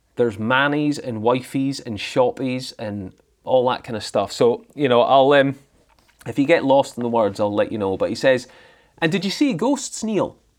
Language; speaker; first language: English; native; English